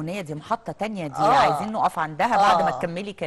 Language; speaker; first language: Arabic; native; Arabic